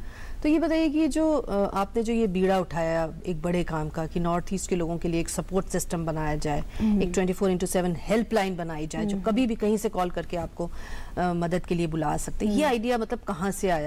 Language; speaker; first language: Hindi; native; Hindi